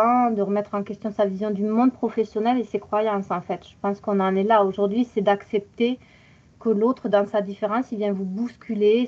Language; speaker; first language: French; native; French